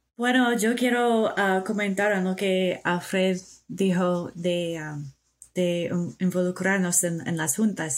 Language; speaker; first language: Spanish; non-native, fluent; English